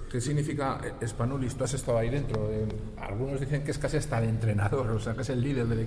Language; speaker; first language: Spanish; native; Spanish